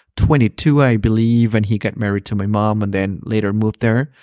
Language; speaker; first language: English; early bilingual, other home language; Spanish